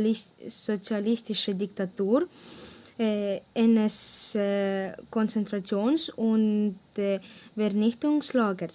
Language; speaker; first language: German; non-native, learner; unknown